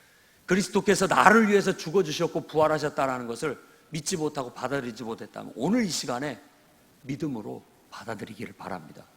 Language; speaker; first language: Korean; native; Korean